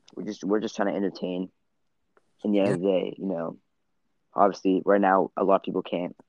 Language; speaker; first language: English; early bilingual, other home language; Italian